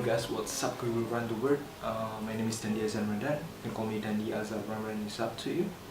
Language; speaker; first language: English; non-native, learner; Indonesian